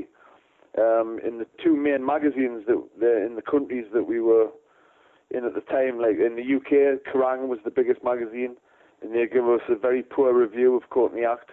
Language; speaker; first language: English; native; English